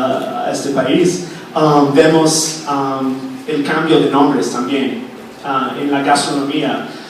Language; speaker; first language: Spanish; non-native, fluent; English